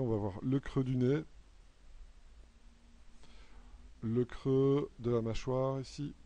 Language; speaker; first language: French; native; French